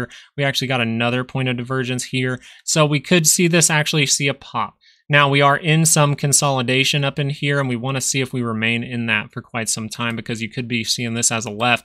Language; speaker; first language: English; native; English